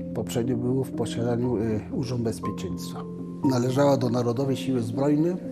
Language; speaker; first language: Polish; early bilingual, heritage; Spanish